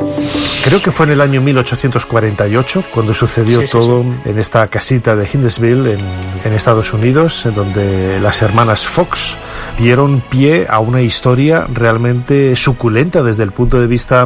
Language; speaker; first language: Spanish; native; Spanish